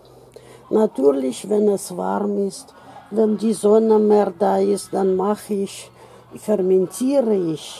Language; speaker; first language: German; non-native, fluent; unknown